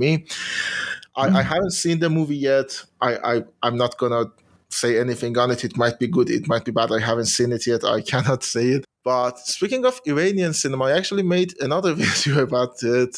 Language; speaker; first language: English; non-native, fluent; Persian